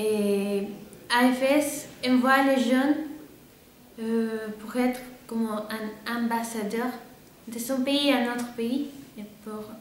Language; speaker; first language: French; non-native, fluent; Spanish